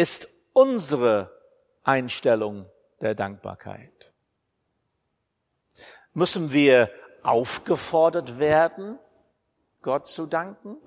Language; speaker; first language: German; non-native, fluent; English